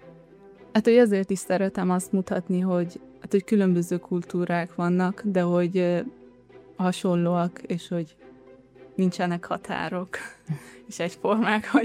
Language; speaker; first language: Hungarian; early bilingual, heritage; Hungarian